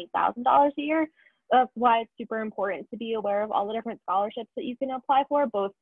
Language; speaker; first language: English; native; English